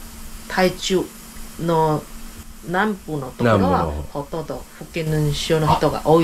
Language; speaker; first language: Japanese; non-native, fluent; Chinese